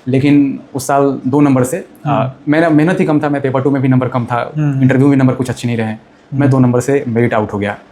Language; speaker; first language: Hindi; native; Hindi